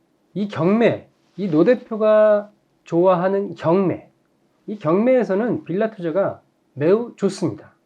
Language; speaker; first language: Korean; native; Korean